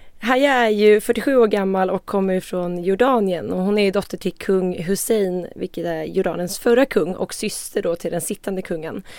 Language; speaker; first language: Swedish; native; Swedish